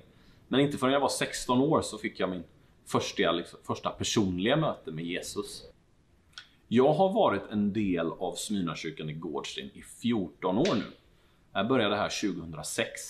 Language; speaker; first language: Swedish; native; Swedish